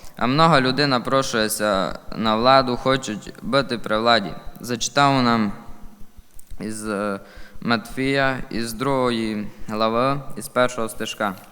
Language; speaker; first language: Ukrainian; native; Ukrainian